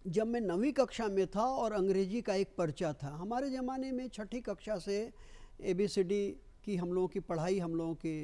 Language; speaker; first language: Hindi; native; Hindi